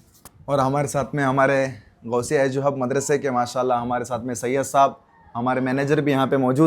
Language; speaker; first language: Hindi; native; Hindi